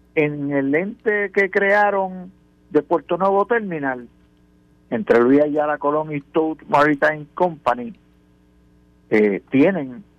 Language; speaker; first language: Spanish; native; Spanish